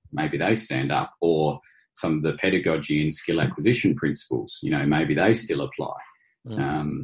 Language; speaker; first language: English; native; English